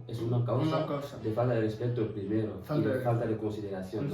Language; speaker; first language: Spanish; non-native, fluent; Fula